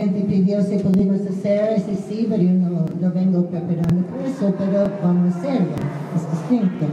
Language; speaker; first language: Spanish; non-native, fluent; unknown